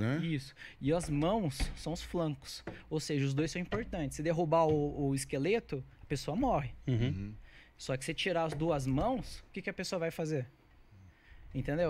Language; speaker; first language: Portuguese; native; Portuguese